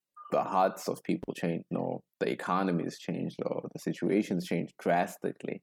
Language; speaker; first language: English; non-native, local second language; Zulu